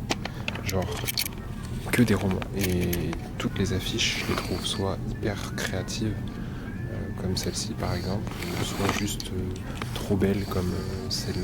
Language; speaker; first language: French; native; French